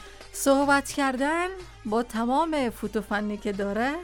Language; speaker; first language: Persian; native; Persian